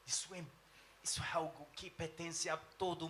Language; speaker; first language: Portuguese; non-native, fluent; English